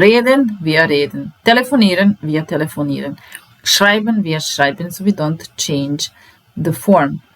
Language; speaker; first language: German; non-native, fluent; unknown